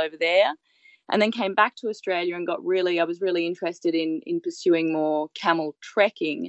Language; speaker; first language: English; native; English